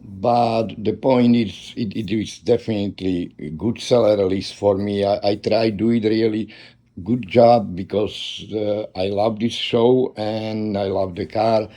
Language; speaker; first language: English; non-native, learner; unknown